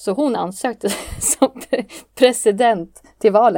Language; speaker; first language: Swedish; native; Swedish